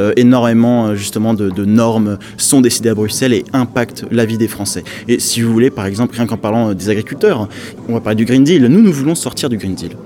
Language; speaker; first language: French; native; French